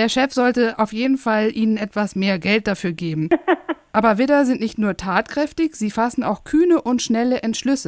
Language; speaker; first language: German; native; German